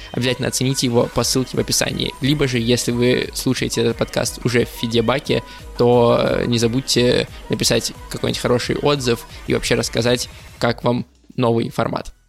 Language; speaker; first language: Russian; native; Russian